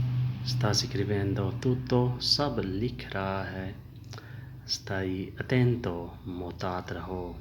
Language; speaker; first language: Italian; non-native, learner; Urdu